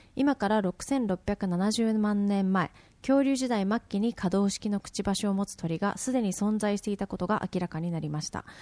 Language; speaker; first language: Japanese; native; Japanese